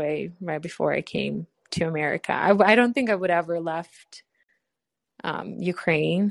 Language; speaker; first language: English; non-native, fluent; Ukrainian